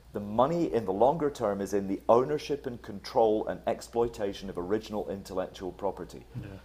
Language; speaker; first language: English; native; English